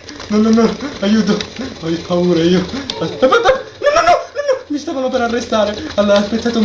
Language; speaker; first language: Italian; native; Italian